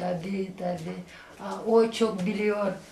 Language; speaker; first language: Turkish; non-native, learner; Chuvash